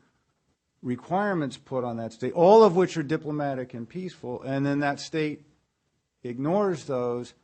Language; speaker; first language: English; native; English